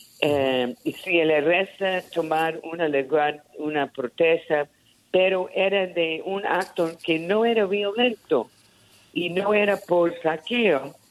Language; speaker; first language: Spanish; early bilingual, heritage; Spanish